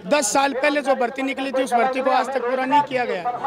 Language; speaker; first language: Hindi; native; Hindi